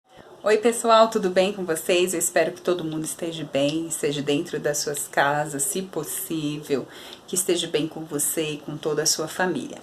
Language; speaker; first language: Portuguese; native; Portuguese